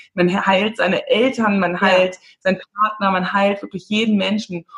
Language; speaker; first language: German; early bilingual, heritage; German